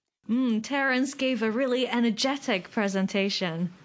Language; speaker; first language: English; non-native, local second language; Cantonese